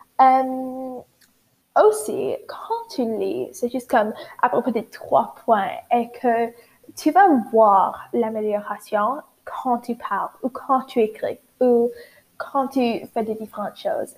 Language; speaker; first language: French; non-native, learner; English